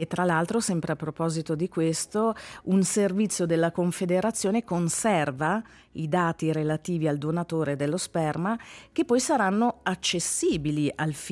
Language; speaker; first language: Italian; native; Italian